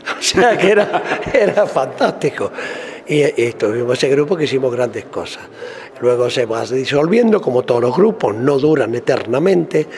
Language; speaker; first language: Spanish; native; Spanish